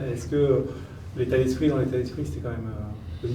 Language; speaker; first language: French; native; French